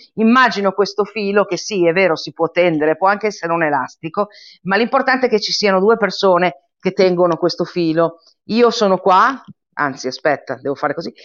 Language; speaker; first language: Italian; native; Italian